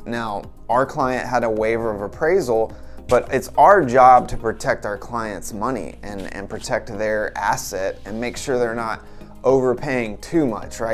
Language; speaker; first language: English; native; English